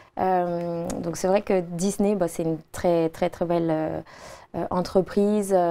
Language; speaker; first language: French; native; French